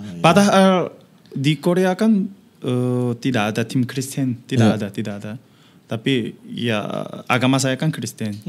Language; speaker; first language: Indonesian; non-native, fluent; Korean